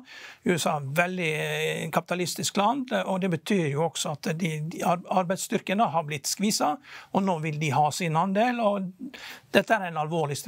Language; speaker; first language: Norwegian; native; Norwegian